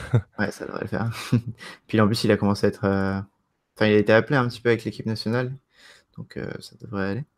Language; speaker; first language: French; native; French